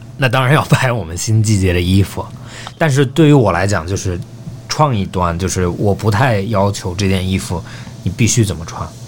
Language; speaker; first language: Chinese; early bilingual, heritage; Chinese